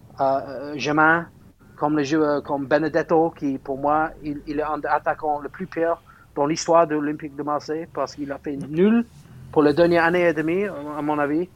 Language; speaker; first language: French; non-native, fluent; English